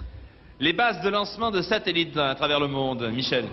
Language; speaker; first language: French; native; French